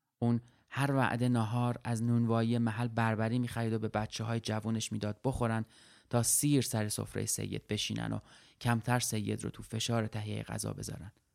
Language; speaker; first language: Persian; early bilingual, other home language; Arabic